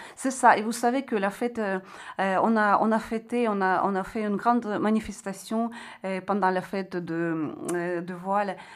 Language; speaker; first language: French; non-native, fluent; Ukrainian